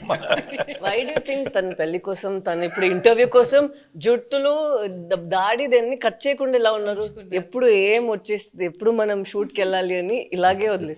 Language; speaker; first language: Telugu; non-native, fluent; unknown